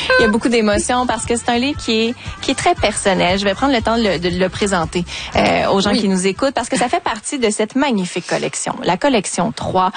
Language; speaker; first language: French; native; French